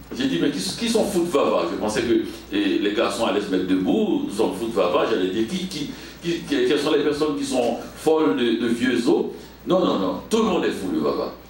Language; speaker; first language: French; non-native, local second language; Haitian Creole